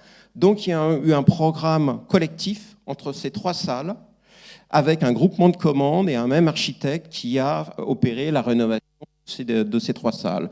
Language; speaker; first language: French; native; French